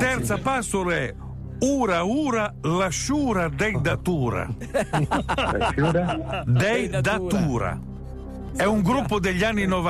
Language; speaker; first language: Italian; native; Italian